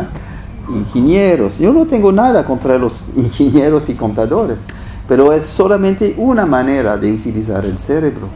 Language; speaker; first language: Spanish; non-native, fluent; French